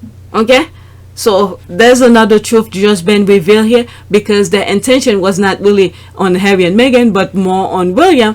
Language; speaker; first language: English; non-native, fluent; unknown